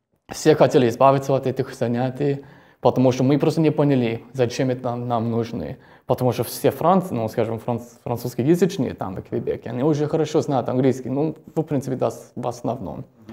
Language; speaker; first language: Russian; non-native, fluent; English